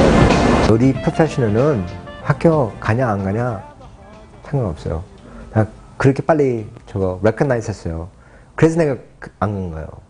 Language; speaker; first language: Korean; early bilingual, heritage; Korean